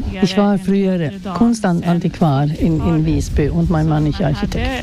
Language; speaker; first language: German; non-native, fluent; Swedish